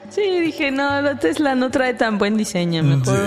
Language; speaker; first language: Spanish; native; Spanish